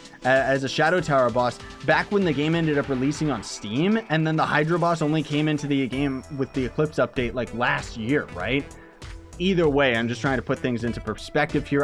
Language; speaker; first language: English; native; English